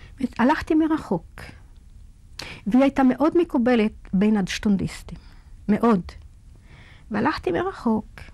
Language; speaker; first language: Hebrew; non-native, fluent; Yiddish